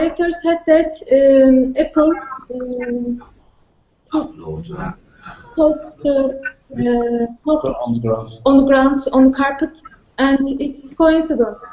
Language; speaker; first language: English; non-native, learner; Turkish